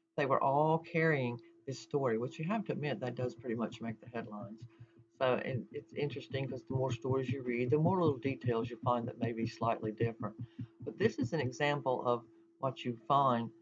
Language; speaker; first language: English; native; English